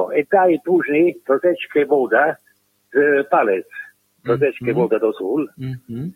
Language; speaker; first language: Polish; non-native, learner; Italian